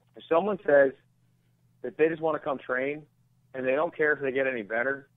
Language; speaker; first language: English; native; English